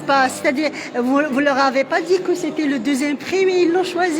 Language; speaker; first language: French; non-native, local second language; Arabic